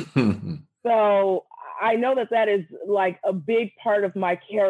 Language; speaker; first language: English; native; English